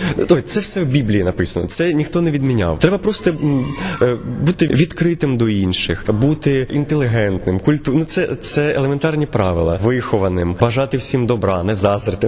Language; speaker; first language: Ukrainian; non-native, local second language; Russian